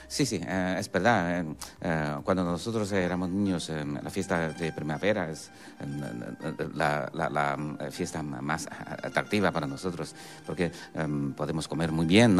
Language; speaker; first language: Spanish; non-native, fluent; Chinese